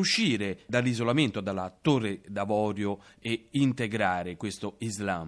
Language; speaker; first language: Italian; native; Italian